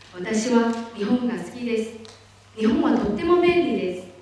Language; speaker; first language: Japanese; non-native, fluent; Chinese